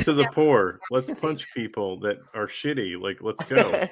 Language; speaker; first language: English; native; English